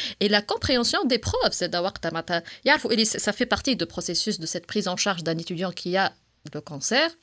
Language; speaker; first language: French; non-native, local second language; Arabic